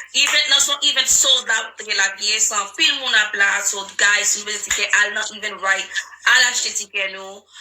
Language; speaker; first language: Haitian Creole; early bilingual, heritage; Haitian Creole